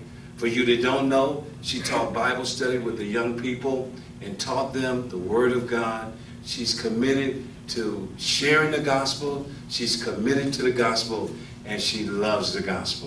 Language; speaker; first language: English; native; English